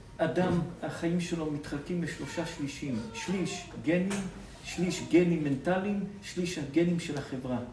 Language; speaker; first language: Hebrew; native; Hebrew